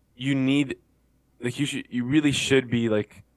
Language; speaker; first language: English; native; English